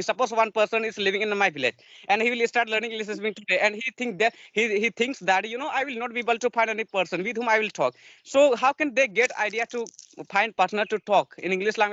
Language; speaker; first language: English; non-native, learner; Santali